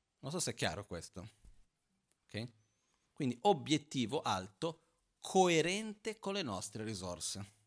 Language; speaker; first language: Italian; non-native, fluent; Portuguese